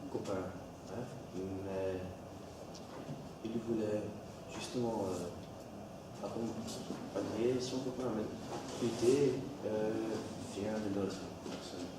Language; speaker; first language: French; non-native, learner; Dutch